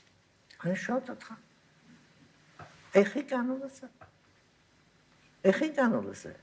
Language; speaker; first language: Hebrew; non-native, fluent; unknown